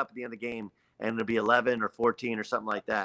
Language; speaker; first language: English; native; English